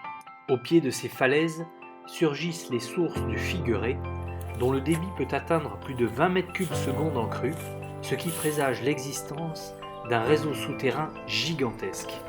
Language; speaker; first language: French; native; French